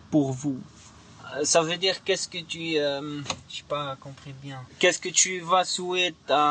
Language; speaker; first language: French; non-native, learner; Arabic